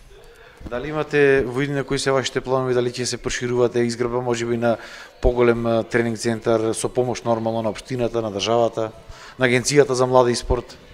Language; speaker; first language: Macedonian; native; Macedonian